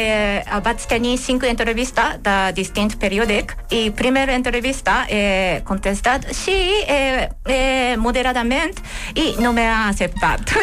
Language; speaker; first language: Catalan; non-native, learner; Japanese